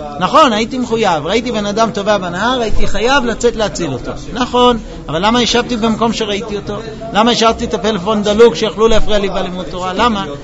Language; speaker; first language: Hebrew; non-native, fluent; English